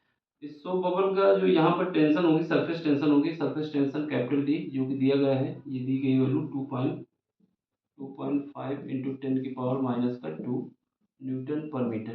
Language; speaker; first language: Hindi; native; Hindi